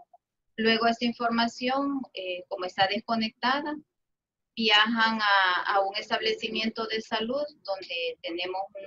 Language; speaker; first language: Spanish; native; Spanish